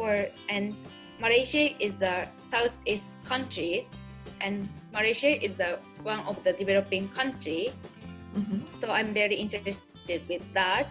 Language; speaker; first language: English; non-native, learner; Japanese